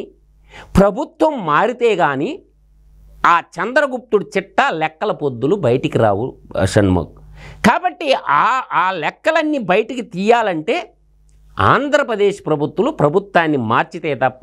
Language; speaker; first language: Telugu; native; Telugu